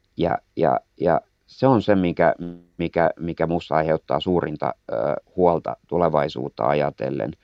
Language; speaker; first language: Finnish; native; Finnish